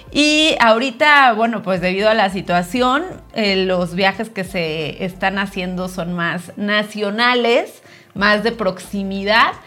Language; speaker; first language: Spanish; native; Spanish